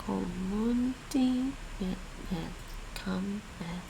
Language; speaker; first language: Vietnamese; non-native, learner; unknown